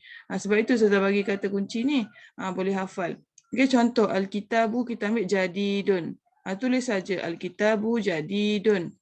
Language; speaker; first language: Malay; native; Malay